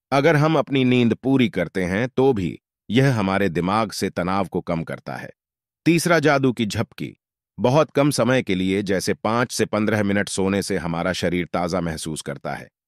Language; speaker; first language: Hindi; native; Hindi